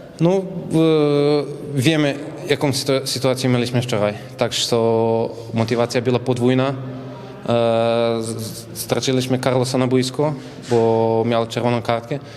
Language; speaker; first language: Polish; non-native, learner; Serbian